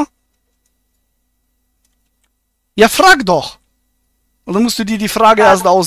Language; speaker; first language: German; native; German